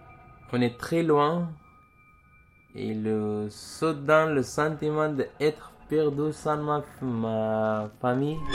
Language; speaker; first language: French; non-native, learner; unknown